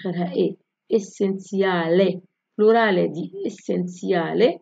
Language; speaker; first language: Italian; non-native, fluent; Arabic